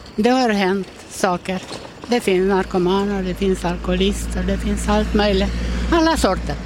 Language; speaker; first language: Swedish; native; Swedish